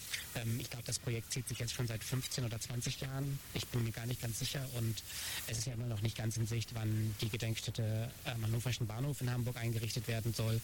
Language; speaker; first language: German; native; German